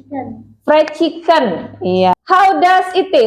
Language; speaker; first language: English; non-native, local second language; Indonesian